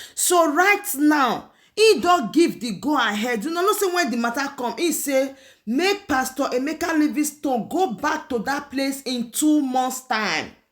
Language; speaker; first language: Nigerian Pidgin; non-native, local second language; Igbo